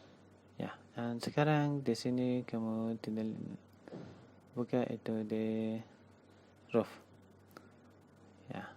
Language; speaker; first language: Indonesian; non-native, learner; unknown